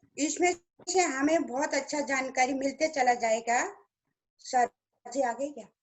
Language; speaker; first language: Hindi; non-native, local second language; Nepali